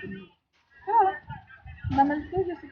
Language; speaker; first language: Spanish; non-native, learner; Haitian Creole